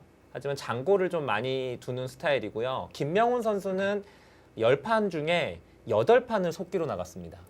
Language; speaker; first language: Korean; native; Korean